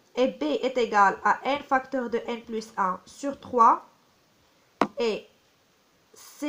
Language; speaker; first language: French; non-native, local second language; Arabic